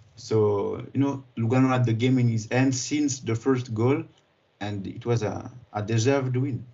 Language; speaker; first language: English; non-native, fluent; French